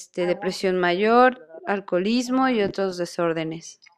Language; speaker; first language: Spanish; non-native, fluent; Chinese